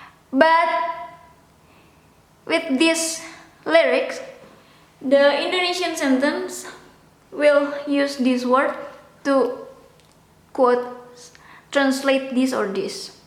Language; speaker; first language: English; non-native, local second language; Indonesian